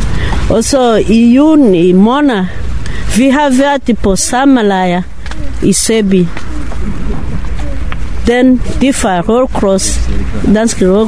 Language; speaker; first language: Danish; non-native, learner; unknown